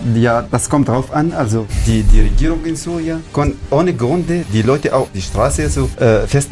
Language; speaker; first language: German; non-native, learner; Arabic